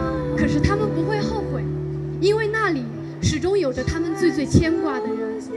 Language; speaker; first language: Chinese; native; Chinese